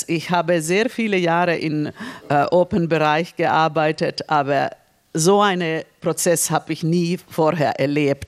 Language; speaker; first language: German; non-native, fluent; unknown